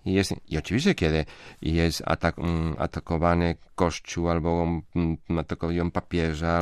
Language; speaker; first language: Polish; non-native, fluent; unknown